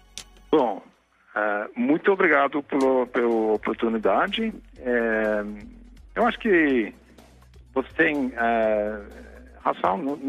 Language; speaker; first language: Portuguese; non-native, fluent; Norwegian